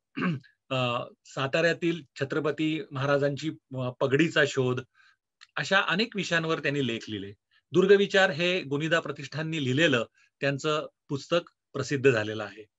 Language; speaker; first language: Marathi; native; Marathi